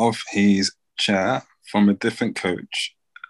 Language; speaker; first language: English; native; English